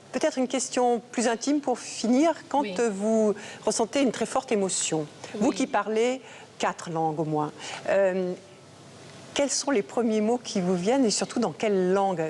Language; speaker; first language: French; native; French